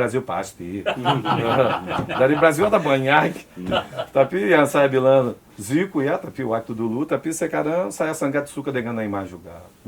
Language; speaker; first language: Indonesian; non-native, fluent; Portuguese